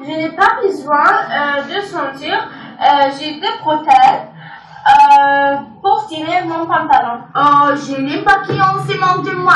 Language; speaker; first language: French; non-native, learner; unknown